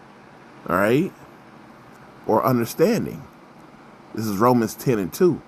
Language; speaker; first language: English; native; English